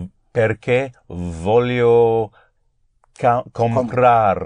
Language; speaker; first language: Italian; non-native, learner; English